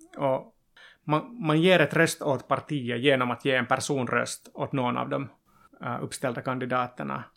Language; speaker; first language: Swedish; non-native, local second language; Finnish